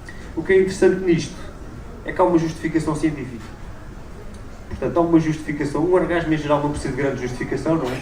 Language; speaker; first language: Portuguese; native; Portuguese